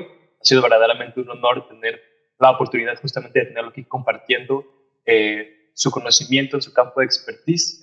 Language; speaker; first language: Spanish; native; Spanish